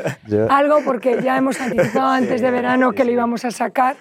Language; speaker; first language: Spanish; native; Spanish